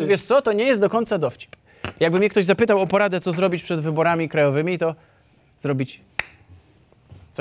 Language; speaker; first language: Polish; native; Polish